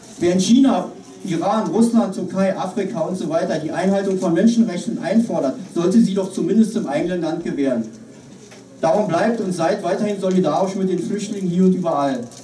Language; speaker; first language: German; native; German